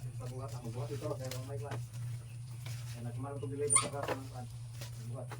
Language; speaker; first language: Filipino; non-native, local second language; Cebuano